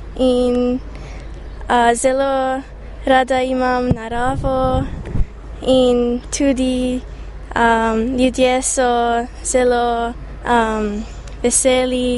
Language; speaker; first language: Slovenian; early bilingual, heritage; English